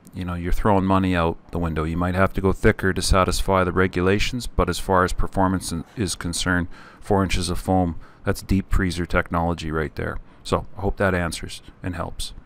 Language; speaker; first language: English; native; English